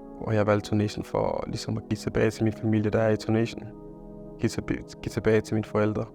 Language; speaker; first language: Danish; early bilingual, other home language; Arabic